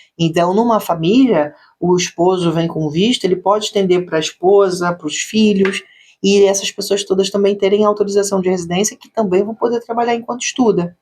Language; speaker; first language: Portuguese; native; Portuguese